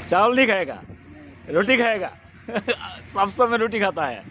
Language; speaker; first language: Hindi; non-native, learner; Bangla